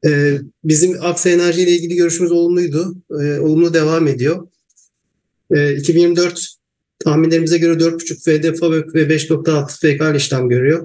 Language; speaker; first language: Turkish; native; Turkish